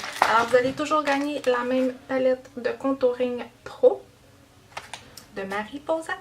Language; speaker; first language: French; native; French